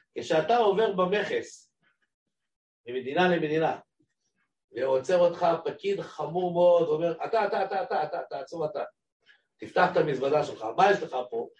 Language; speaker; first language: Hebrew; native; Hebrew